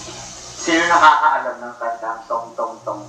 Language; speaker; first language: Filipino; non-native, learner; English